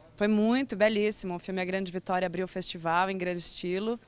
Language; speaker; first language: Portuguese; early bilingual, other home language; Spanish